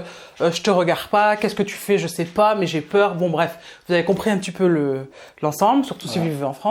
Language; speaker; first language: French; native; French